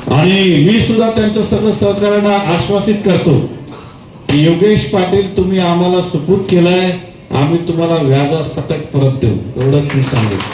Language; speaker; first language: Marathi; non-native, local second language; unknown